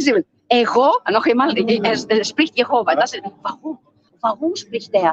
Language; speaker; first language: German; non-native, fluent; Greek